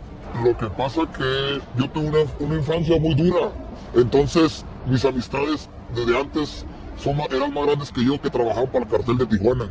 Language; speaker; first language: Spanish; native; Spanish